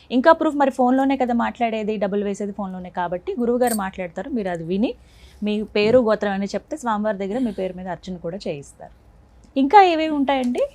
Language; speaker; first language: Telugu; native; Telugu